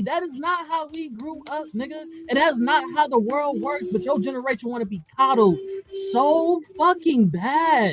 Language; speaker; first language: English; native; English